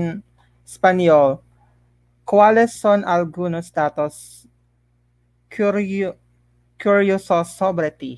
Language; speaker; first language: Spanish; non-native, learner; Filipino